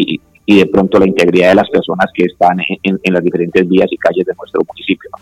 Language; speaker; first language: Spanish; native; Spanish